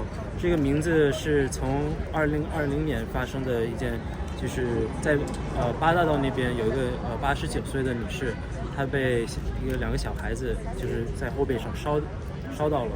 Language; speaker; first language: Chinese; early bilingual, other home language; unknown